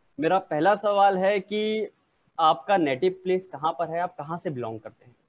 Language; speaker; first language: Hindi; native; Hindi